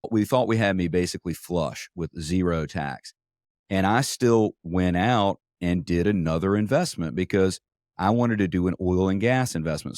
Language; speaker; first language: English; native; English